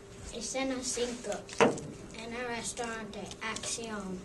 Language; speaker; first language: Spanish; non-native, learner; English